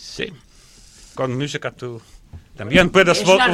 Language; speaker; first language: Spanish; non-native, learner; Russian